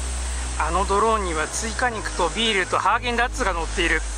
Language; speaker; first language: Japanese; native; Japanese